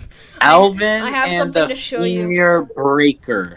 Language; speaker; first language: English; native; English